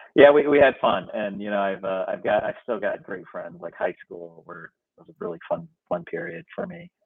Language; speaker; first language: English; native; English